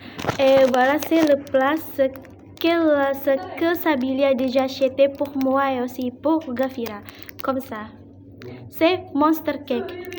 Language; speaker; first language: French; non-native, learner; Indonesian